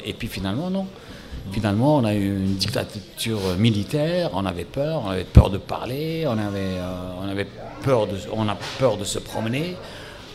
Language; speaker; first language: French; non-native, local second language; Arabic